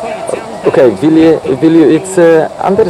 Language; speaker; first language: Dutch; non-native, learner; Polish